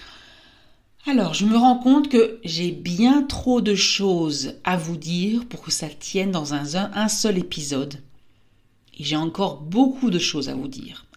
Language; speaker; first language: French; native; French